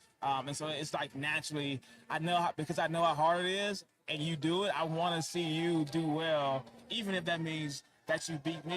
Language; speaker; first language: English; native; English